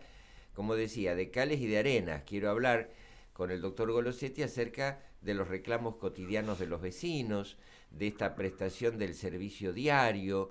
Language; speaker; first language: Spanish; native; Spanish